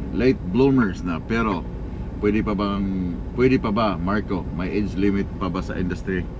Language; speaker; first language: English; non-native, local second language; Filipino